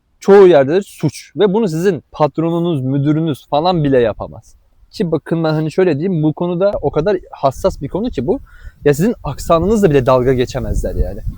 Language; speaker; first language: Turkish; native; Turkish